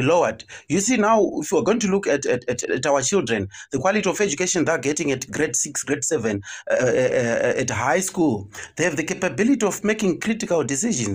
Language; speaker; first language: English; non-native, local second language; Shona